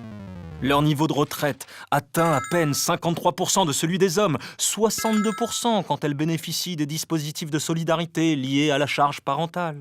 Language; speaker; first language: French; native; French